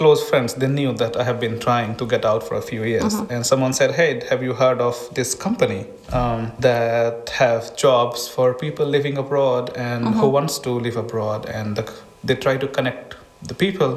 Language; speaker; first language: English; non-native, local second language; Hindi